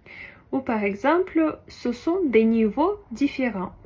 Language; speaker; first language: French; non-native, fluent; Russian